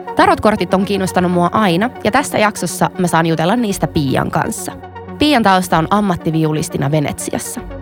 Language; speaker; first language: Finnish; native; Finnish